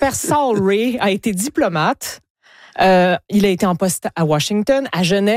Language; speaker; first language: French; native; French